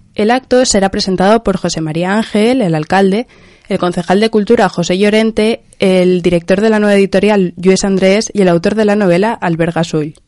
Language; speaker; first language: Spanish; non-native, local second language; Catalan